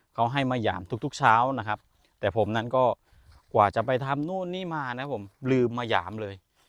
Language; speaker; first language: Thai; non-native, local second language; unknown